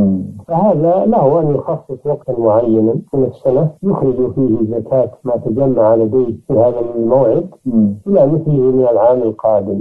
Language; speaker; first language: Arabic; native; Arabic